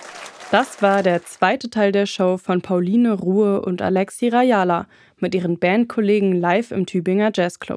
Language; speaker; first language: German; native; German